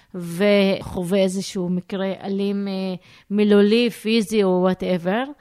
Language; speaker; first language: Hebrew; non-native, local second language; Arabic